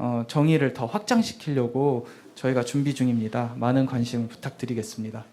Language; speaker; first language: Korean; native; Korean